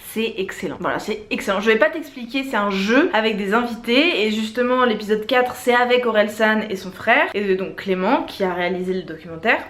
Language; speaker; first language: French; native; French